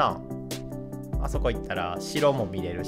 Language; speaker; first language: Japanese; native; Japanese